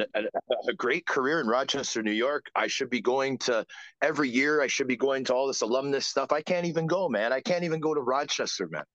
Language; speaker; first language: English; native; English